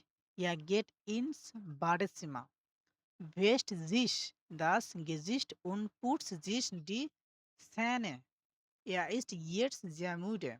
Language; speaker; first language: German; non-native, learner; Bangla